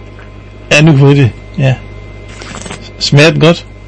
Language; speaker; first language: Danish; native; Danish